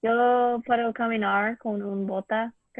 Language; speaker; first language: Spanish; non-native, learner; English